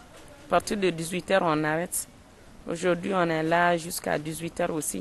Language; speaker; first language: French; non-native, local second language; Bambara